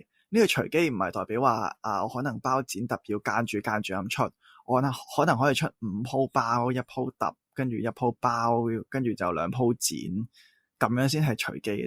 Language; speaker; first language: Cantonese; native; Cantonese